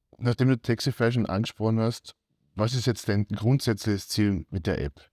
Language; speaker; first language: German; native; German